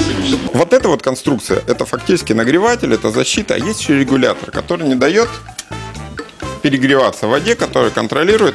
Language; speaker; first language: Russian; native; Russian